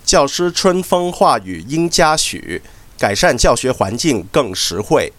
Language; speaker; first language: Chinese; non-native, local second language; Cantonese